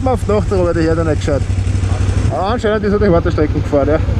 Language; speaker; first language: German; native; German